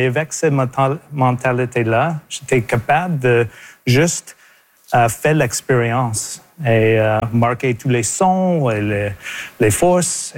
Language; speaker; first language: French; non-native, local second language; English